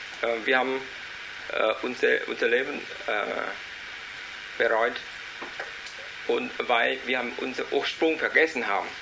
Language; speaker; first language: German; non-native, learner; Vietnamese